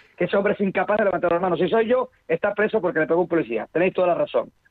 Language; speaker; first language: Spanish; native; Spanish